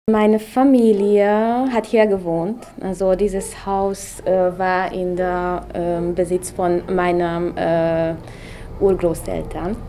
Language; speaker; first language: German; non-native, local second language; Hungarian